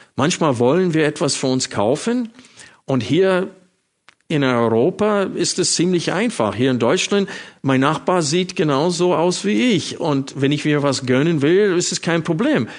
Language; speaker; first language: German; non-native, fluent; English